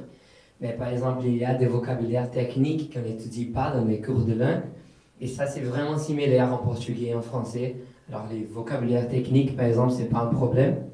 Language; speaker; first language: French; non-native, fluent; Portuguese